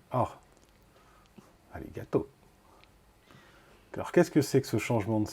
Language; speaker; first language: French; native; French